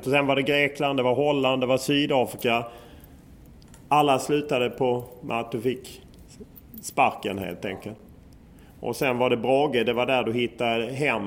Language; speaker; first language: Swedish; native; Swedish